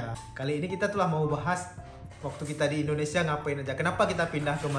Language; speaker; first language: Indonesian; native; Indonesian